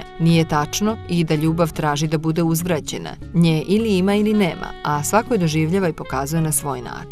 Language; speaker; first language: Serbian; native; Serbian